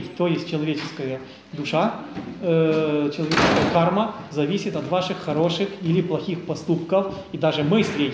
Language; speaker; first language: Russian; native; Russian